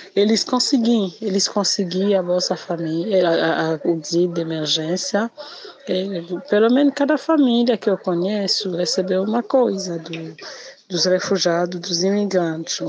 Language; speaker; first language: Portuguese; non-native, fluent; Lingala